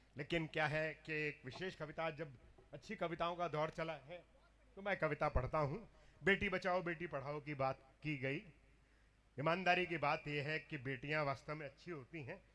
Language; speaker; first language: Hindi; non-native, local second language; Punjabi